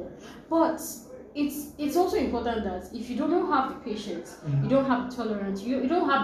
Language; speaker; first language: English; non-native, local second language; Yoruba